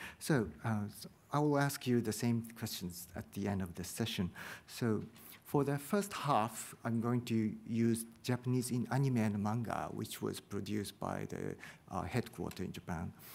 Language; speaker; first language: English; non-native, fluent; Japanese